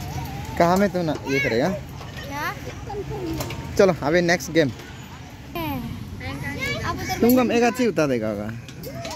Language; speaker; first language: Hindi; non-native, local second language; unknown